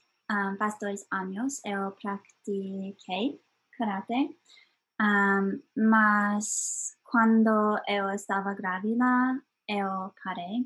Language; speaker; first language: Portuguese; non-native, learner; English